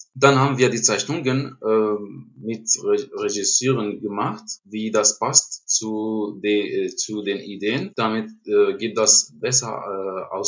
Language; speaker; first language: German; non-native, learner; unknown